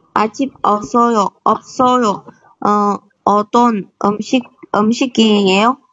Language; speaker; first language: Korean; non-native, learner; Chinese